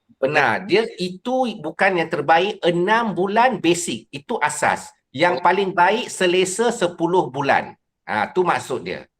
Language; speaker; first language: Malay; native; Malay